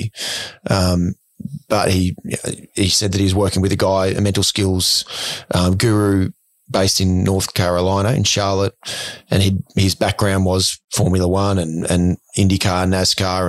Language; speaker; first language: English; native; English